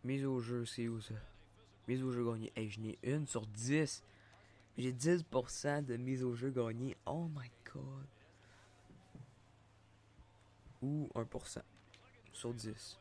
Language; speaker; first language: French; native; French